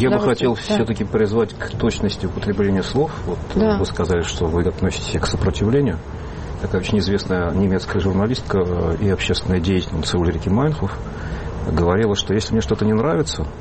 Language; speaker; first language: Russian; native; Russian